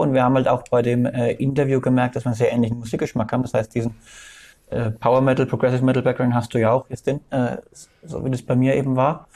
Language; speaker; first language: German; native; German